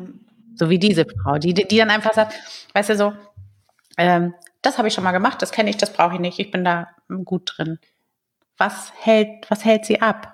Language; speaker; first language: German; native; German